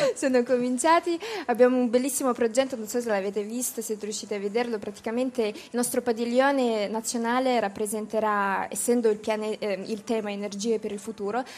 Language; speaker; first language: Italian; non-native, fluent; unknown